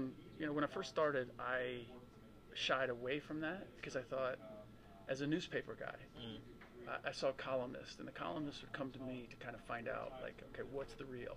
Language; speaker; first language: English; early bilingual, other home language; German